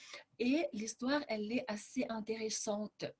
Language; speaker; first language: French; non-native, fluent; Lithuanian